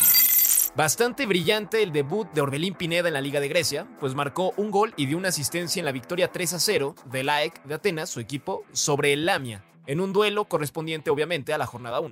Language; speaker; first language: Spanish; native; Spanish